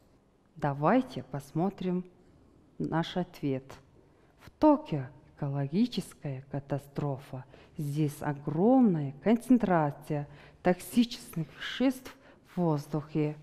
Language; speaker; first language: Russian; non-native, fluent; Mongolian